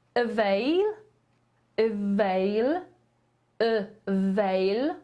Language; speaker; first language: English; non-native, fluent; Polish